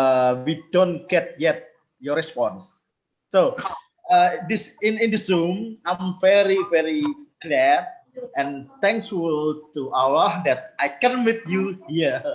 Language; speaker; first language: English; non-native, learner; Indonesian